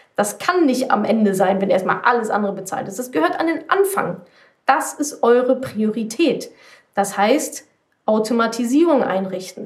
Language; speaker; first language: German; native; German